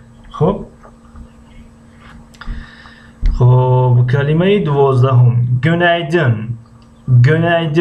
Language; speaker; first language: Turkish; non-native, fluent; Tajik